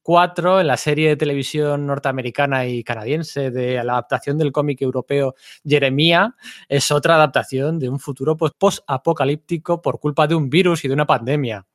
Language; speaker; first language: Spanish; native; Spanish